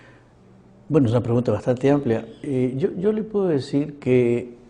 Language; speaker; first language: Spanish; native; Spanish